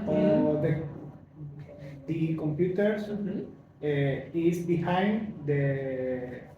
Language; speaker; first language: English; non-native, learner; Spanish